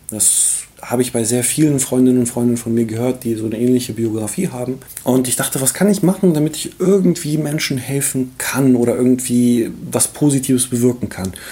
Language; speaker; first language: German; early bilingual, other home language; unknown